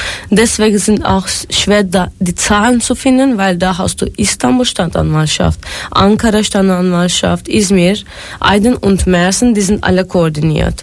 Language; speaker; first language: German; non-native, fluent; Turkish